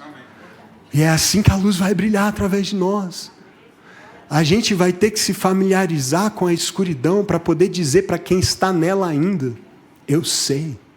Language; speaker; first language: Portuguese; native; Portuguese